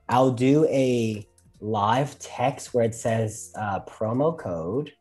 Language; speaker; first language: English; native; English